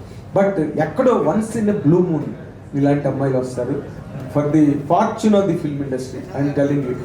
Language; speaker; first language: Telugu; native; Telugu